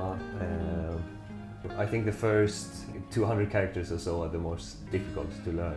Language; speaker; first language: English; non-native, fluent; Swedish